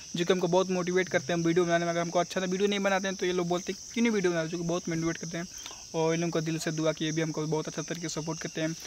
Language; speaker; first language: Hindi; native; Hindi